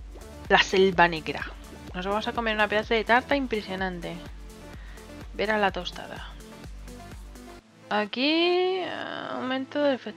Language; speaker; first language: Spanish; native; Spanish